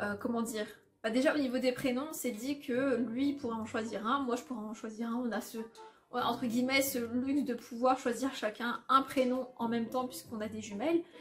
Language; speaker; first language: French; early bilingual, other home language; Polish